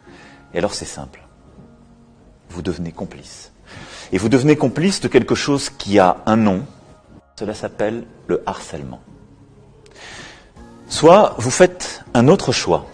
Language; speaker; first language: French; native; French